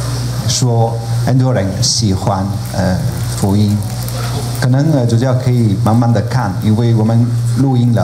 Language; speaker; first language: Chinese; non-native, fluent; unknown